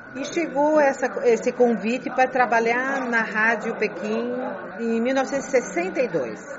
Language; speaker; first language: Portuguese; early bilingual, heritage; Portuguese